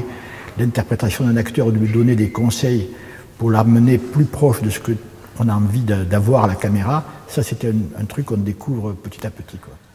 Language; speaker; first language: French; native; French